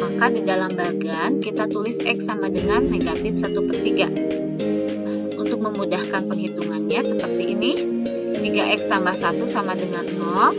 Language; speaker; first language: Indonesian; native; Indonesian